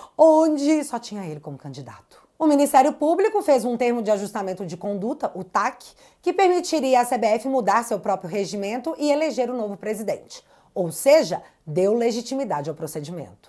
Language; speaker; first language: Portuguese; native; Portuguese